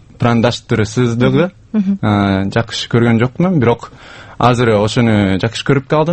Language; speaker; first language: Kyrgyz; non-native, learner; Japanese